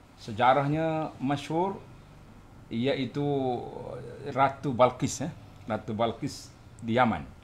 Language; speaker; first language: Malay; native; Malay